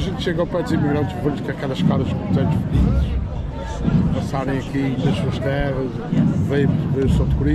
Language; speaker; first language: Portuguese; native; Portuguese